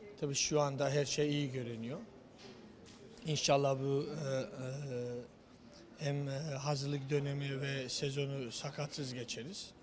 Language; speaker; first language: Turkish; non-native, fluent; Georgian